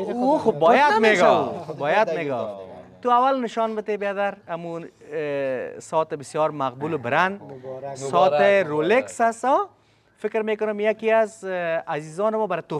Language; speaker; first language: Persian; native; Persian